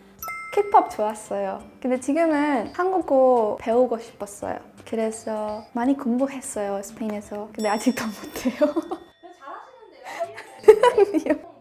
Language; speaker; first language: Korean; non-native, learner; Spanish